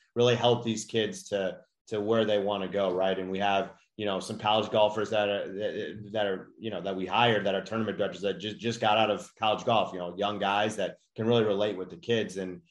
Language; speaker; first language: English; native; English